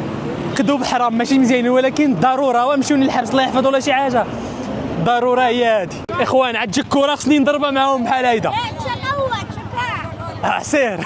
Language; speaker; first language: Arabic; native; Arabic